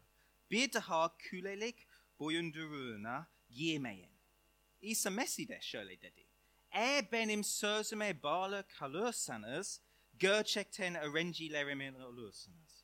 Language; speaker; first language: Turkish; non-native, fluent; English